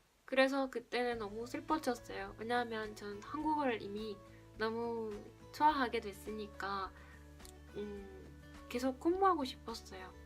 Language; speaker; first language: Korean; non-native, fluent; Spanish